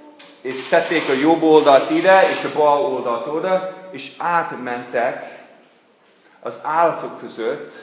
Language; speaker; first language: Hungarian; non-native, fluent; English